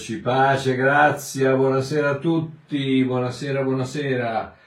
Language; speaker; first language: Italian; native; Italian